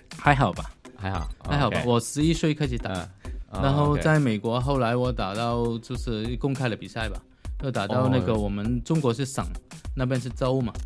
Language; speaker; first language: Chinese; non-native, fluent; Cantonese